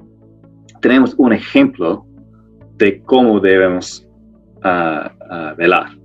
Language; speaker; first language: Spanish; non-native, fluent; English